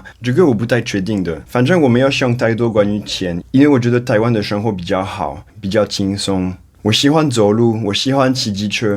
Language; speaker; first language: Chinese; non-native, fluent; French